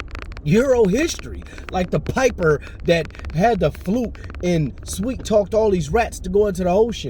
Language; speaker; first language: English; native; English